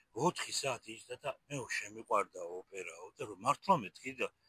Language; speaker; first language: Georgian; native; Georgian